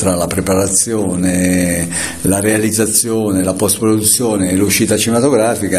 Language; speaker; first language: Italian; native; Italian